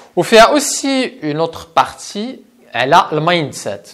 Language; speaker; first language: French; non-native, local second language; Arabic